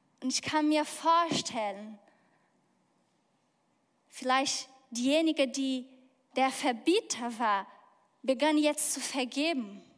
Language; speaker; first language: German; non-native, fluent; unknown